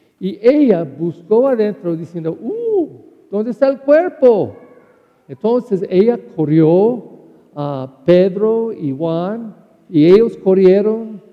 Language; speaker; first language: Spanish; non-native, learner; English